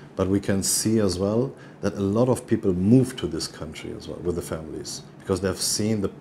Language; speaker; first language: English; non-native, fluent; German